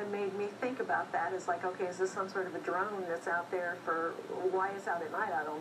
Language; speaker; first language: English; native; English